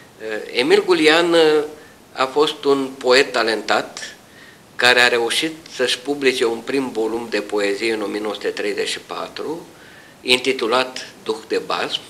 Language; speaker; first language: Romanian; native; Romanian